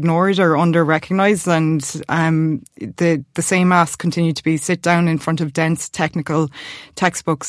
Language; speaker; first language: English; native; English